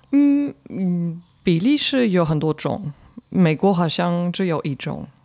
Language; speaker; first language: Chinese; non-native, fluent; French